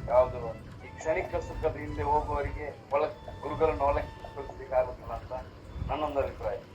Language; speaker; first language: Kannada; non-native, local second language; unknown